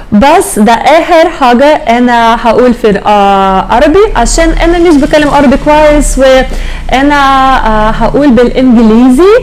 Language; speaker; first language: Arabic; non-native, learner; Russian